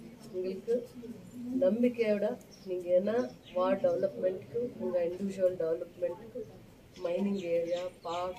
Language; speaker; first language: Tamil; non-native, local second language; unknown